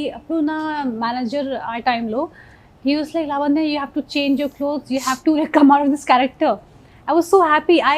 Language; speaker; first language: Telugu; non-native, fluent; Hindi